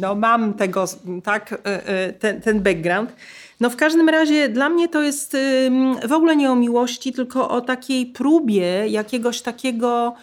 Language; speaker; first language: Polish; native; Polish